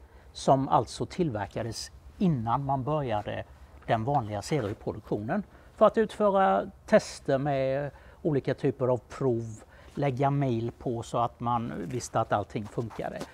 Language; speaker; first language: Swedish; native; Swedish